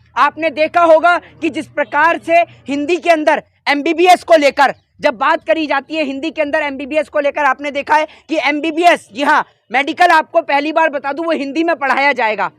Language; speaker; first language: Hindi; native; Hindi